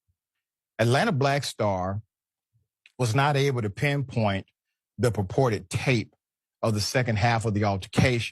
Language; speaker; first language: English; native; English